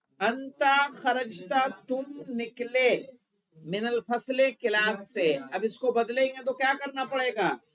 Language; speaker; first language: Urdu; native; Urdu